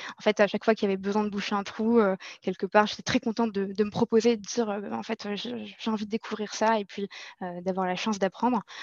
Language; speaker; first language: French; non-native, local second language; Arabic